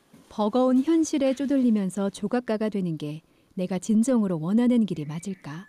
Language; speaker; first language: Korean; native; Korean